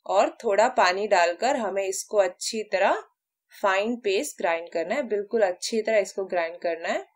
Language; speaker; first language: Hindi; non-native, local second language; Malayalam